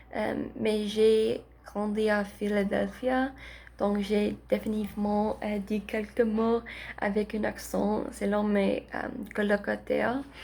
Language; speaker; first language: French; non-native, learner; Spanish